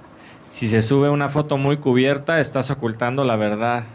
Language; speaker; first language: Spanish; native; Spanish